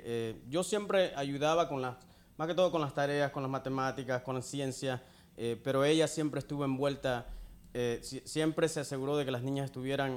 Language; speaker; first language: Spanish; native; Spanish